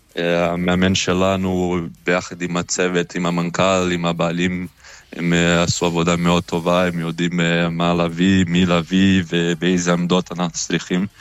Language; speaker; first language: Hebrew; non-native, fluent; Portuguese